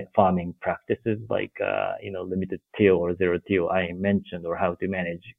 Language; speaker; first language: English; non-native, fluent; Japanese